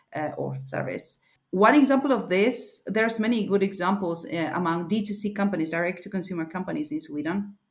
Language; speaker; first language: English; non-native, fluent; Spanish